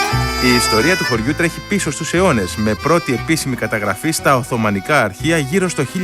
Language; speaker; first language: Greek; native; Greek